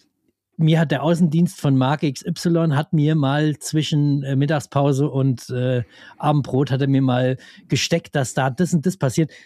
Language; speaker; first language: German; native; German